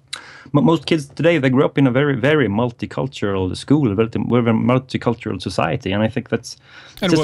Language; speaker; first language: English; non-native, fluent; Swedish